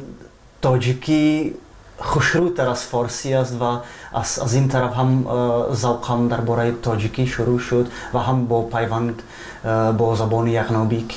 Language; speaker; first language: Persian; non-native, fluent; Czech